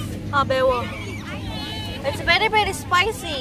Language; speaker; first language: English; non-native, learner; Korean